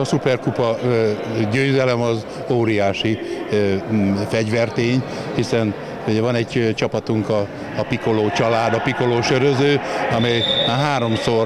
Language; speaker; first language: Hungarian; native; Hungarian